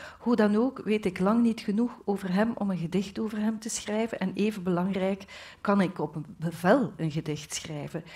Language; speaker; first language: Dutch; native; Dutch